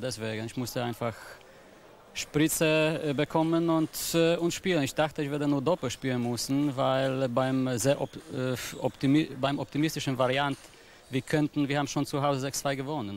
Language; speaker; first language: German; non-native, fluent; Polish